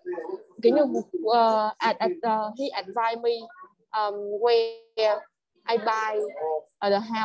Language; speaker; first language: English; non-native, learner; Vietnamese